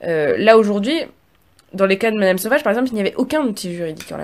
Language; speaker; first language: French; native; French